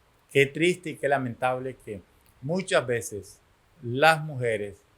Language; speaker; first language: Spanish; native; Spanish